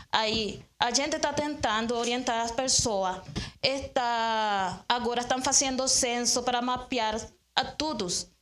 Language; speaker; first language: Portuguese; non-native, learner; Spanish